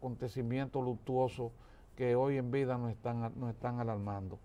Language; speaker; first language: Spanish; native; Spanish